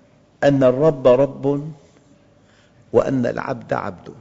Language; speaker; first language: Arabic; native; Arabic